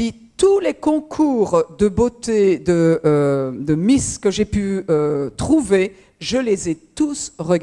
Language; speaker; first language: French; native; French